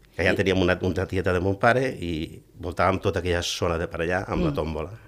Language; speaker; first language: Catalan; early bilingual, other home language; Galician